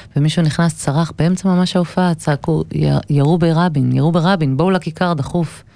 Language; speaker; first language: Hebrew; early bilingual, other home language; English